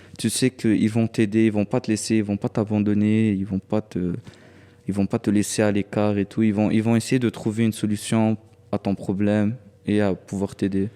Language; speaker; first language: French; early bilingual, other home language; Arabic